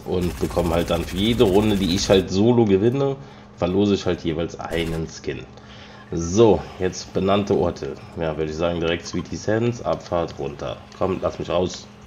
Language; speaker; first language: German; native; German